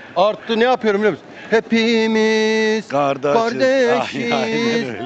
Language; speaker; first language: Turkish; native; Turkish